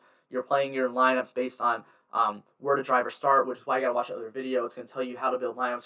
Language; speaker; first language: English; native; English